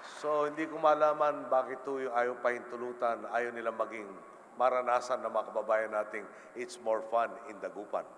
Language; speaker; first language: Filipino; native; Filipino